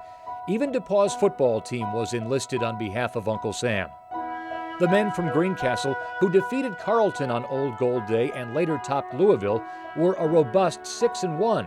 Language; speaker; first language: English; native; English